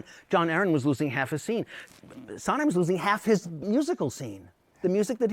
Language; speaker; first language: English; native; English